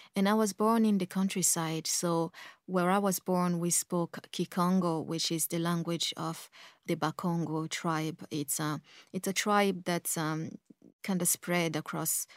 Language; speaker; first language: English; early bilingual, other home language; Kongo